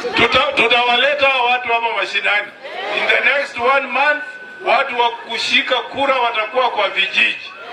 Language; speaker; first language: Swahili; non-native, local second language; Gusii